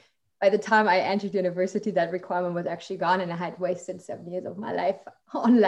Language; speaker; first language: English; non-native, fluent; German